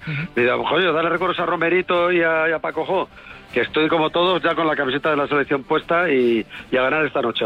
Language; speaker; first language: Spanish; native; Spanish